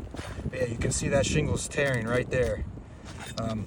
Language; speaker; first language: English; native; English